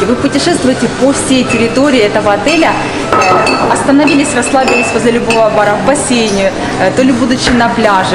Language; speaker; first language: Russian; native; Russian